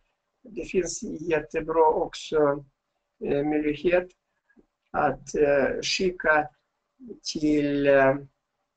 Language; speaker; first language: Swedish; non-native, fluent; Russian